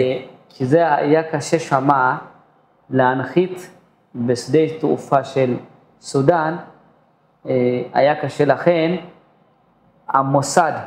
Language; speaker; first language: Hebrew; non-native, fluent; Amharic